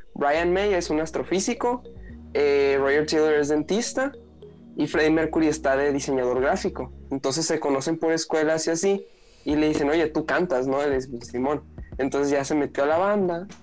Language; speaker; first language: Spanish; native; Spanish